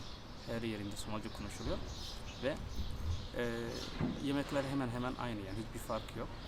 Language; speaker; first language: Turkish; non-native, fluent; Somali